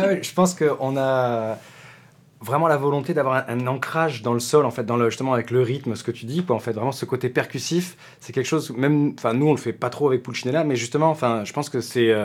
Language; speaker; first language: French; native; French